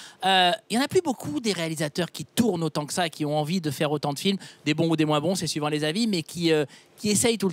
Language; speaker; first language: French; native; French